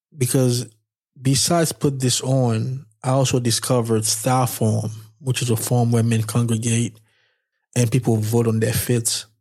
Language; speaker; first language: English; non-native, fluent; Haitian Creole